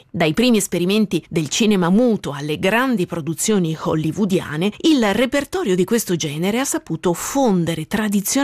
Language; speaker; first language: Italian; native; Italian